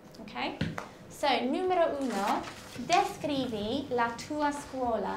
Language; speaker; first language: Italian; non-native, fluent; English